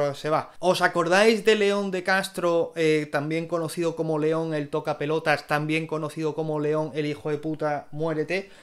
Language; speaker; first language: Spanish; native; Spanish